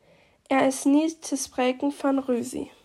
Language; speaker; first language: Dutch; non-native, learner; German